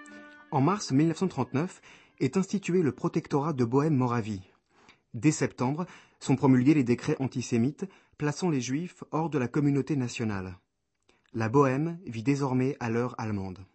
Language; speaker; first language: French; native; French